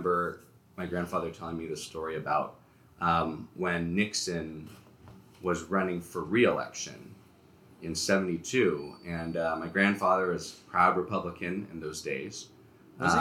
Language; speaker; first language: English; native; English